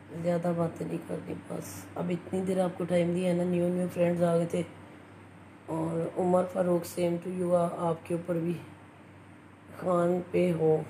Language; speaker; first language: Urdu; non-native, local second language; Punjabi